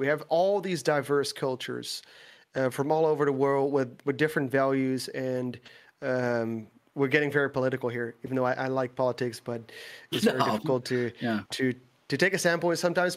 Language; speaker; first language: English; non-native, fluent; Dutch